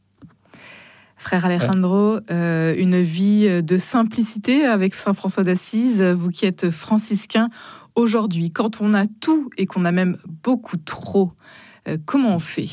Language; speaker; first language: French; native; French